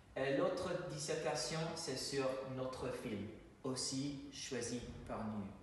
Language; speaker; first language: French; non-native, fluent; English